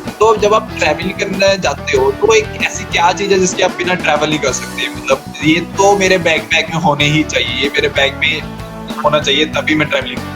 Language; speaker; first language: Hindi; native; Hindi